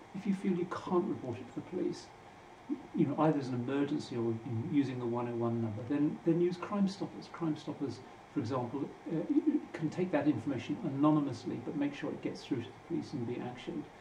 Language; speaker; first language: English; native; English